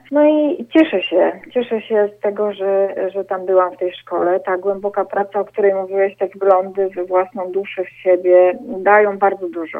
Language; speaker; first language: Polish; native; Polish